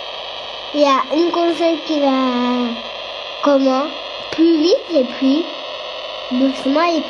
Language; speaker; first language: French; native; French